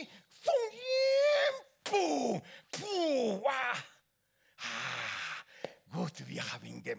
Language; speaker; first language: German; non-native, learner; Spanish